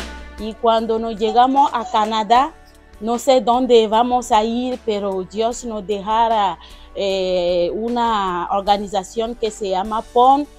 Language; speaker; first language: Spanish; non-native, learner; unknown